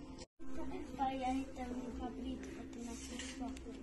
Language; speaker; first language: Swedish; non-native, learner; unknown